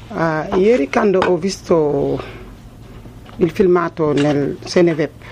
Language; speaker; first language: Italian; non-native, learner; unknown